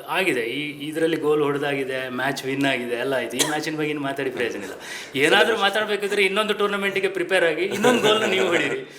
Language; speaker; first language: Kannada; non-native, local second language; Kodava